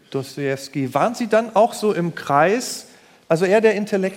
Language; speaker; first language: German; native; German